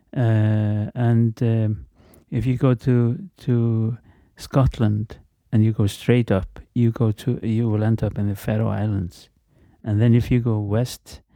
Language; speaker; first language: English; non-native, fluent; Icelandic